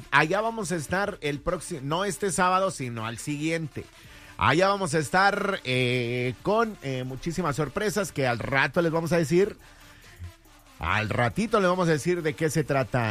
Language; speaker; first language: Spanish; native; Spanish